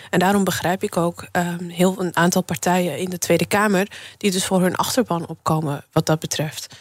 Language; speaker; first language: Dutch; early bilingual, other home language; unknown